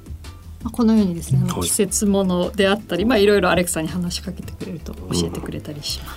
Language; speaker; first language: Japanese; native; Japanese